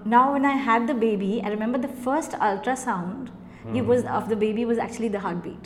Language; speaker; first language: English; non-native, local second language; Hindi